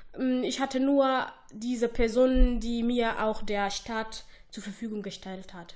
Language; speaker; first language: German; non-native, fluent; Somali